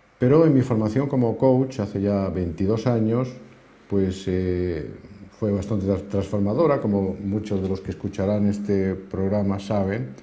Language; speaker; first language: Spanish; native; Spanish